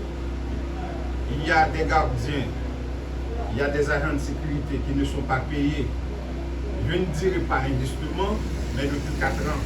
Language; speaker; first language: French; non-native, local second language; Haitian Creole